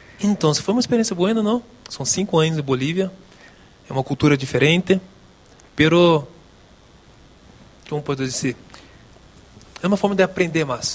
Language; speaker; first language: Spanish; non-native, local second language; Portuguese